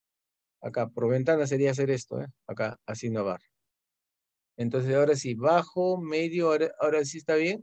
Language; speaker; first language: Spanish; native; Spanish